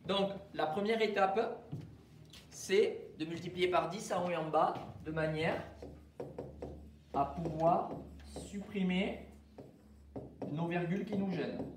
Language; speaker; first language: French; native; French